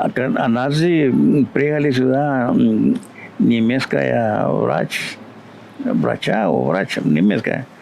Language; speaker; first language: Russian; non-native, learner; Spanish